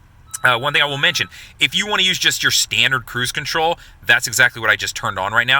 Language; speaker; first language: English; native; English